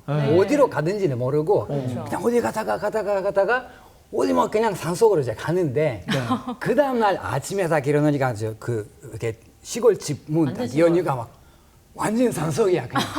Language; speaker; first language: Korean; non-native, fluent; Russian